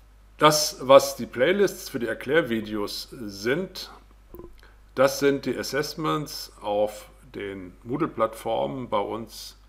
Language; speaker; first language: German; native; German